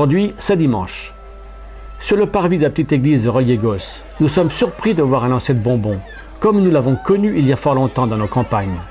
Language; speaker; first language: French; native; French